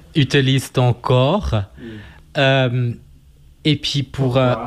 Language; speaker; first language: French; non-native, local second language; German